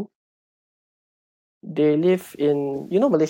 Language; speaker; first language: English; non-native, local second language; Chinese